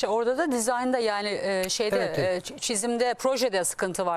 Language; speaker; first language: Turkish; native; Turkish